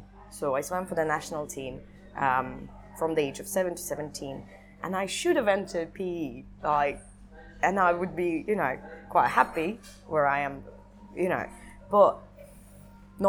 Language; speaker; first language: English; non-native, fluent; Russian